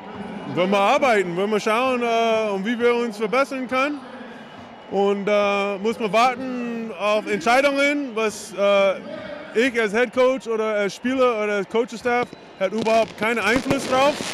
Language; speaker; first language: German; non-native, learner; English